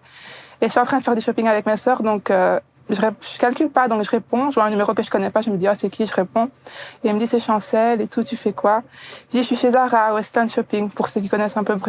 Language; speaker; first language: French; native; French